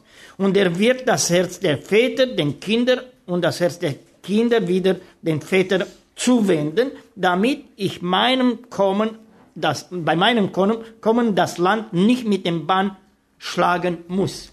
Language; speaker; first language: German; non-native, fluent; Romanian